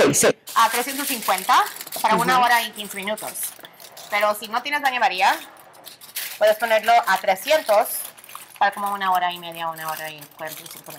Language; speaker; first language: Spanish; early bilingual, heritage; Spanish